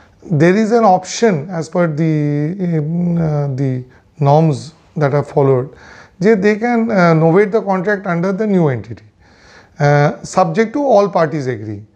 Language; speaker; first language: English; non-native, local second language; Bangla